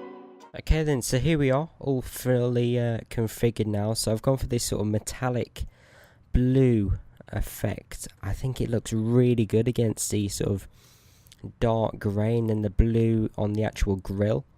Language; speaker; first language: English; native; English